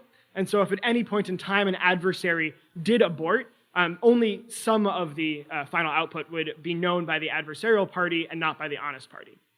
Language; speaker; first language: English; native; English